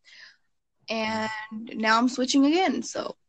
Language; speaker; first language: English; early bilingual, other home language; Bangla